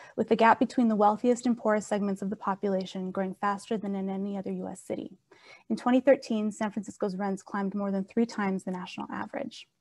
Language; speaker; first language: English; native; English